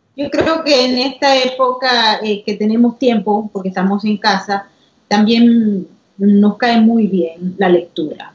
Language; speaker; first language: Spanish; native; Spanish